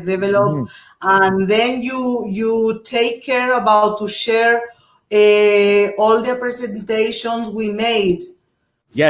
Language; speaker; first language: English; non-native, fluent; Portuguese